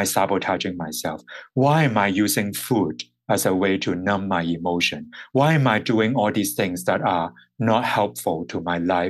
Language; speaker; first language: English; non-native, local second language; Cantonese